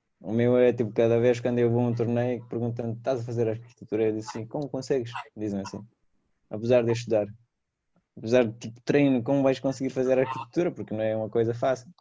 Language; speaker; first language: Portuguese; non-native, fluent; Persian